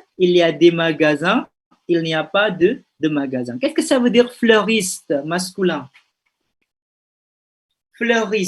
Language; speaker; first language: French; non-native, fluent; Indonesian